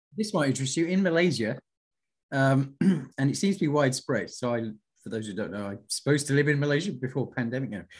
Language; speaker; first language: English; native; English